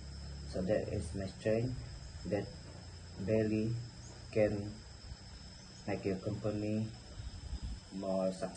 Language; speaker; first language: English; non-native, learner; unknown